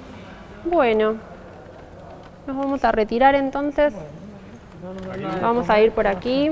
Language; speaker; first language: Spanish; native; Spanish